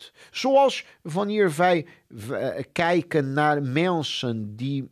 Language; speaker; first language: Dutch; non-native, fluent; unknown